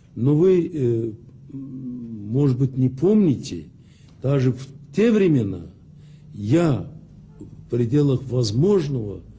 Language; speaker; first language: Russian; non-native, local second language; Azerbaijani